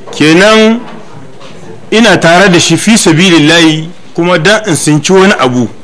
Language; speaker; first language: Hausa; native; Hausa